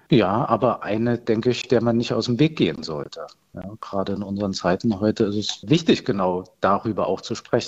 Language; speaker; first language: German; native; German